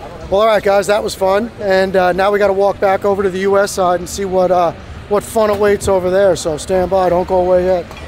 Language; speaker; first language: English; native; English